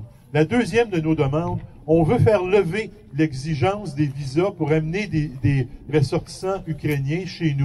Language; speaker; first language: French; native; French